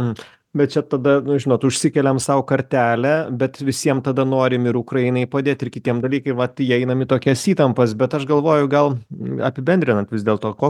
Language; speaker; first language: Lithuanian; native; Lithuanian